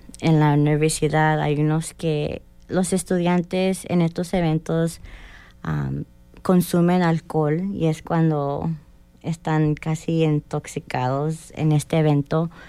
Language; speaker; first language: Spanish; early bilingual, heritage; Spanish